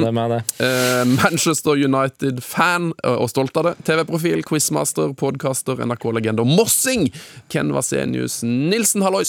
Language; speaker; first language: Norwegian; native; Norwegian